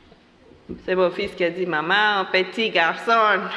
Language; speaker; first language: French; non-native, fluent; Spanish